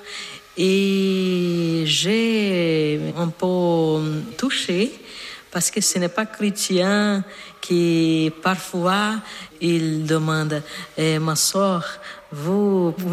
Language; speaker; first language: French; non-native, learner; Portuguese